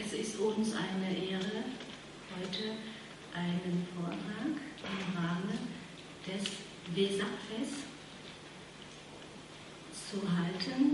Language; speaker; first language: German; non-native, fluent; Vietnamese